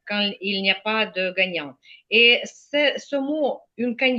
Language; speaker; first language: French; non-native, fluent; Ukrainian